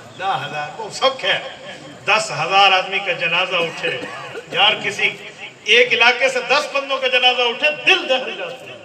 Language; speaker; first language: Urdu; non-native, local second language; Punjabi